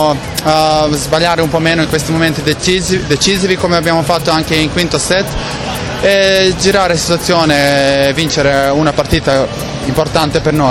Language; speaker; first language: Italian; non-native, fluent; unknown